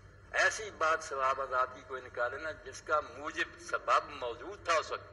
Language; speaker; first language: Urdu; non-native, local second language; Punjabi